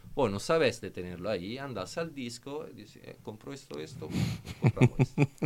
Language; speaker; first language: Spanish; non-native, learner; Italian